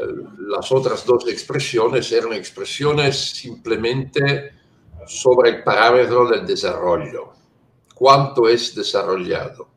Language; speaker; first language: Spanish; non-native, fluent; Italian